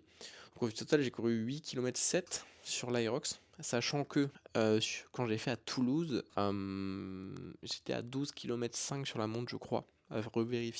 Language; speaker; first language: French; native; French